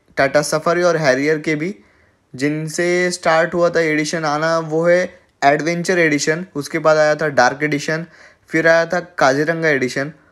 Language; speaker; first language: Hindi; native; Hindi